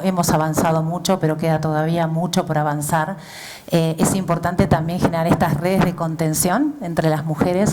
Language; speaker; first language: Spanish; native; Spanish